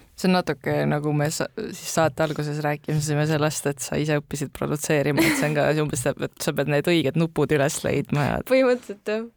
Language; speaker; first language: Estonian; native; Estonian